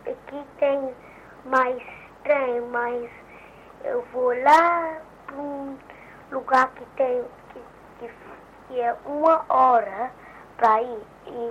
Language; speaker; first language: Portuguese; early bilingual, heritage; Portuguese